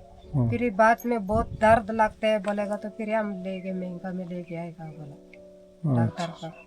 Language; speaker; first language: Hindi; non-native, local second language; Tibetan